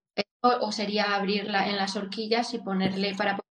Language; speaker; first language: Spanish; native; Spanish